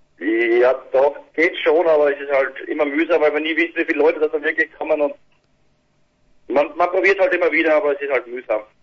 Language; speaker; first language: German; native; German